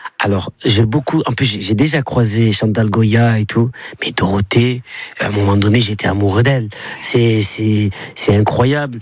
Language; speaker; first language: French; native; French